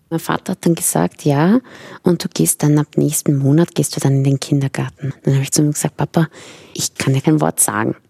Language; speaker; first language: German; early bilingual, other home language; Persian